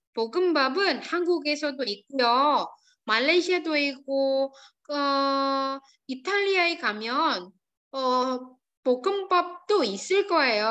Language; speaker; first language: Korean; non-native, fluent; Indonesian